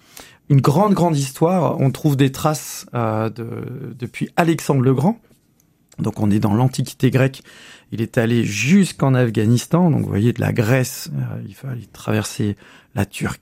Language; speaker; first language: French; native; French